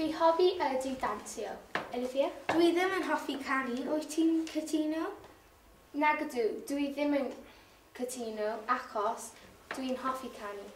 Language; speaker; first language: Welsh; non-native, learner; English